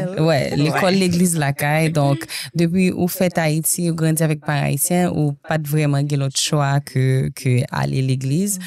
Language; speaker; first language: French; non-native, local second language; Haitian Creole